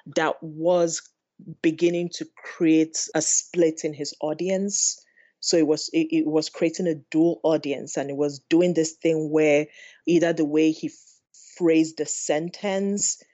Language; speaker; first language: English; non-native, local second language; Igbo